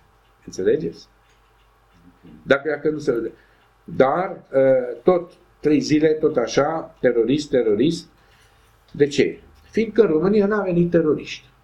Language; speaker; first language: Romanian; non-native, local second language; Hungarian